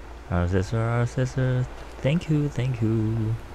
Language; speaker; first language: English; non-native, learner; Korean